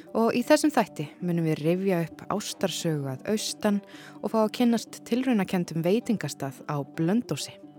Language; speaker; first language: Icelandic; native; Icelandic